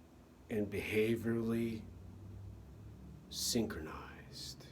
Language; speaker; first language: English; native; English